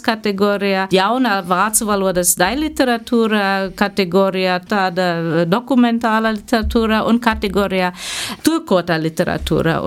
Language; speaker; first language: Latvian; non-native, fluent; German